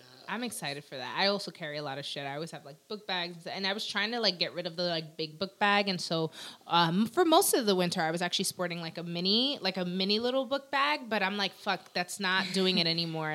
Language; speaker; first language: English; early bilingual, other home language; Spanish